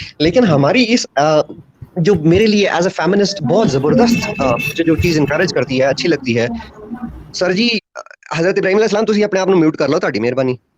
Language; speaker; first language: Urdu; non-native, local second language; Punjabi